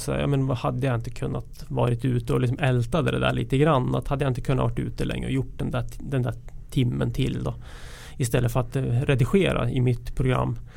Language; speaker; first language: Swedish; native; Swedish